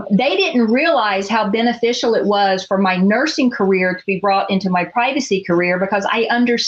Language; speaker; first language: English; native; English